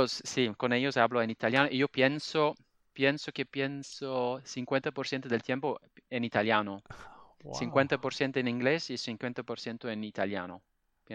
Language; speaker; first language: Spanish; non-native, fluent; Dutch